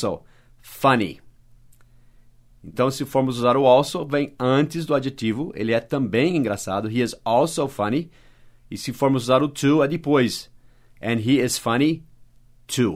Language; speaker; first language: Portuguese; non-native, fluent; English